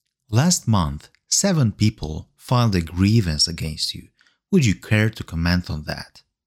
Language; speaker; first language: English; non-native, fluent; Polish